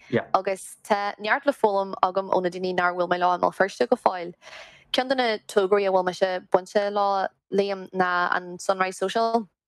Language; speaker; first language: Irish; non-native, local second language; English